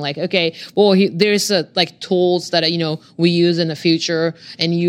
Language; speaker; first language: English; non-native, fluent; Japanese